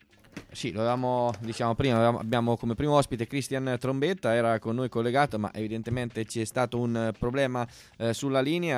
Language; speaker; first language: Italian; native; Italian